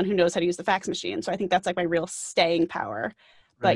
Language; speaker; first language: English; native; English